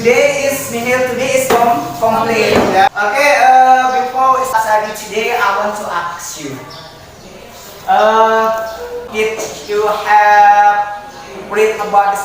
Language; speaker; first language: English; non-native, learner; Indonesian